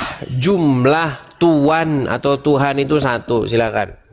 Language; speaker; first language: Indonesian; native; Indonesian